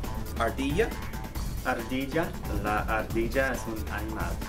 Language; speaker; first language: Spanish; non-native, learner; English